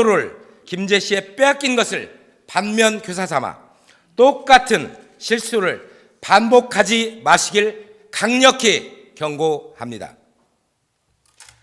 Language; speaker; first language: Korean; native; Korean